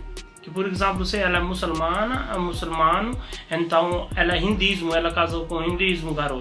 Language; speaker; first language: Portuguese; non-native, learner; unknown